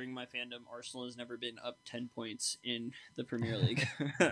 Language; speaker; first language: English; native; English